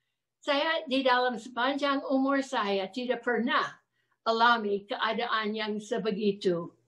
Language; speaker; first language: Indonesian; non-native, fluent; English